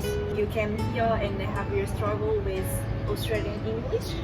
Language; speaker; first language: English; non-native, learner; Japanese